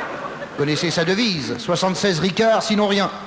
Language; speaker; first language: French; native; French